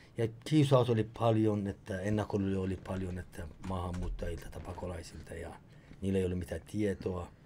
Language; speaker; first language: Finnish; non-native, fluent; Persian